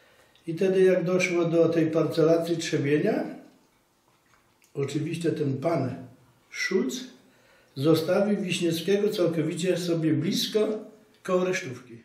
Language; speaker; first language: Polish; native; Polish